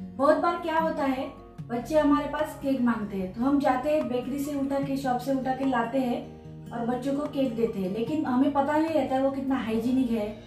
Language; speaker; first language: Hindi; non-native, local second language; Marathi